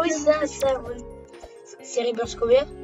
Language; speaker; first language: French; native; French